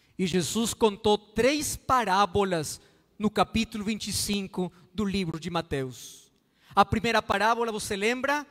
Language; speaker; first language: Portuguese; non-native, fluent; Spanish